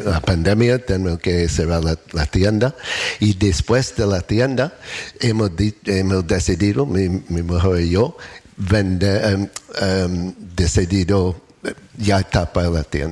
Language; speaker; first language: Spanish; non-native, learner; English